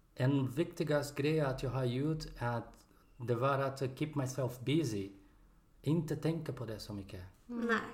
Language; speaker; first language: Swedish; non-native, learner; Portuguese